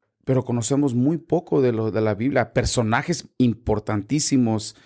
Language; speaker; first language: Spanish; early bilingual, heritage; Spanish